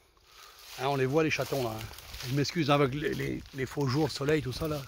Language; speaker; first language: French; native; French